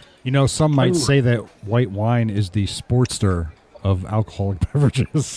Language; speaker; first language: English; native; English